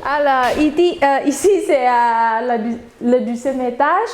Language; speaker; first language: French; non-native, learner; Thai